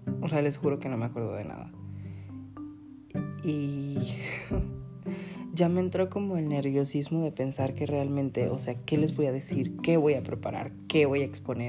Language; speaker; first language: Spanish; native; Spanish